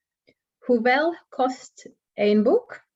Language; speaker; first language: Dutch; non-native, learner; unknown